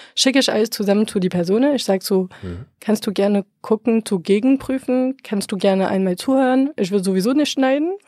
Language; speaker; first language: German; non-native, fluent; French